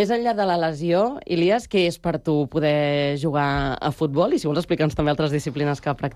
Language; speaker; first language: Catalan; native; Catalan